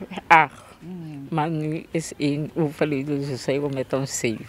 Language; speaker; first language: Dutch; non-native, local second language; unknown